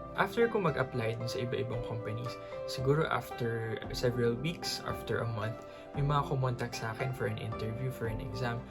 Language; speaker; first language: Filipino; native; Filipino